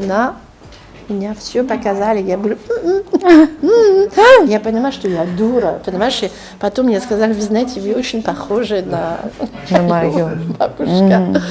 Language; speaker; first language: Russian; non-native, learner; French